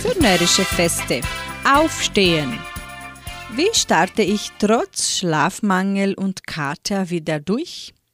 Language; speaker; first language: German; native; German